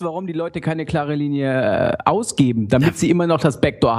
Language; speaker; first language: German; native; German